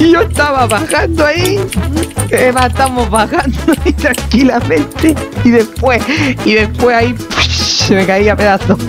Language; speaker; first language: Spanish; native; Spanish